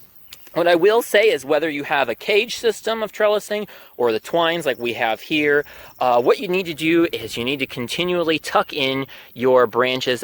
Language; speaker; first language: English; native; English